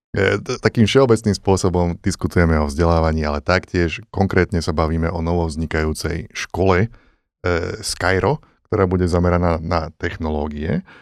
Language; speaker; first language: Slovak; native; Slovak